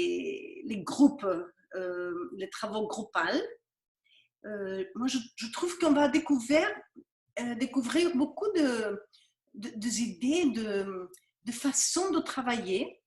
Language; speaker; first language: French; non-native, fluent; Spanish